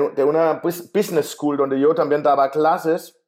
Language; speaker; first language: Spanish; non-native, fluent; German